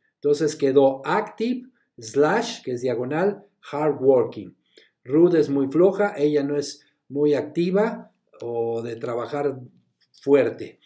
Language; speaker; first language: Spanish; native; Spanish